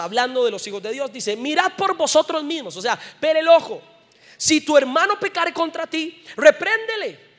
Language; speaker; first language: Spanish; native; Spanish